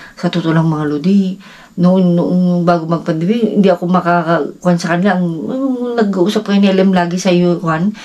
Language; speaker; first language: Filipino; non-native, local second language; Iloko